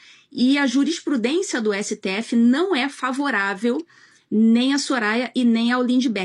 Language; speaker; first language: Portuguese; native; Portuguese